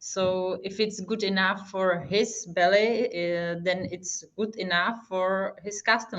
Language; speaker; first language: English; non-native, fluent; Hungarian